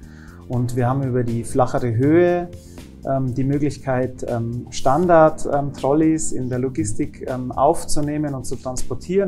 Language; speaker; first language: German; native; German